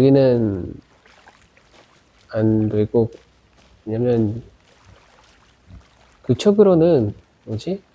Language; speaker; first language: Korean; non-native, learner; Indonesian